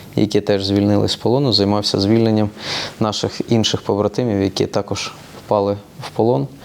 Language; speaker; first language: Ukrainian; native; Ukrainian